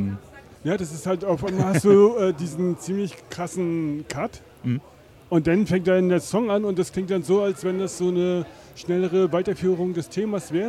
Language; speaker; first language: German; native; German